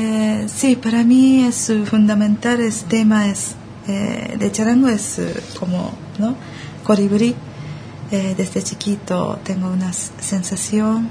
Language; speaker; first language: Spanish; non-native, learner; Japanese